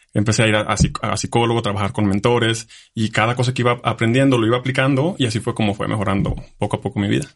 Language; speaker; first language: Spanish; native; Spanish